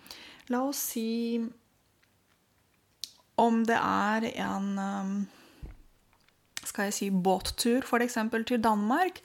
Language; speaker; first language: Norwegian; non-native, fluent; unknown